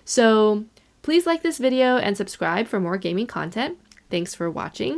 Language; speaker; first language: English; native; English